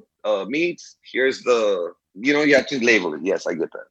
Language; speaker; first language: English; early bilingual, other home language; Spanish